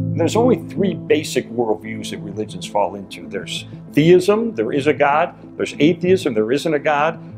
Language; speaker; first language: English; non-native, fluent; French